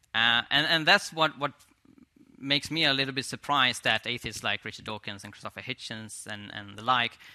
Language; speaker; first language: English; non-native, fluent; Swedish